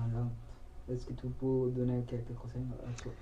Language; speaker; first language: French; non-native, learner; Spanish